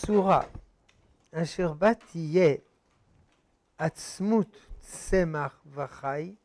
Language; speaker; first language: Hebrew; non-native, fluent; French